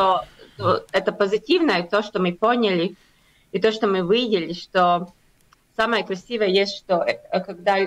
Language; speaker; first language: Russian; non-native, local second language; Latvian